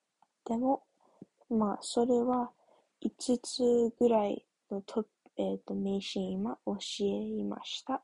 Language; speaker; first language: Japanese; early bilingual, heritage; English